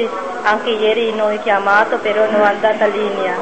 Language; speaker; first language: Italian; non-native, learner; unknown